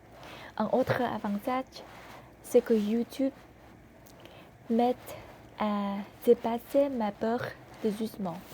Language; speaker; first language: French; non-native, learner; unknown